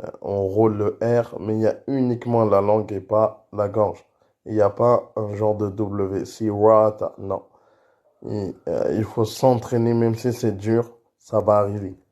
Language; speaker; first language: French; native; French